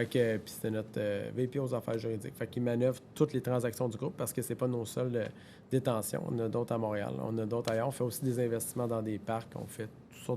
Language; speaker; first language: French; native; French